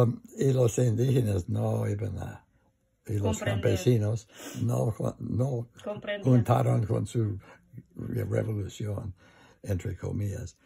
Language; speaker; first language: Spanish; non-native, learner; English